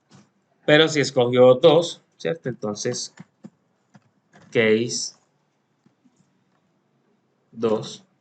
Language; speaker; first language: Spanish; native; Spanish